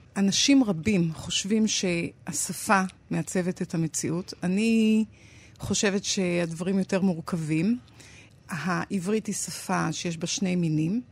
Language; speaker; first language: Hebrew; native; Hebrew